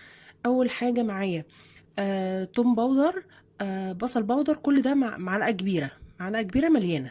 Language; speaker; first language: Arabic; native; Arabic